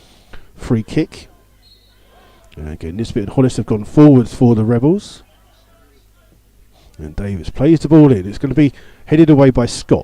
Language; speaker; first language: English; native; English